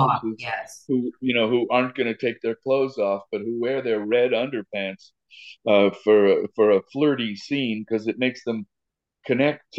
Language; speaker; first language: English; native; English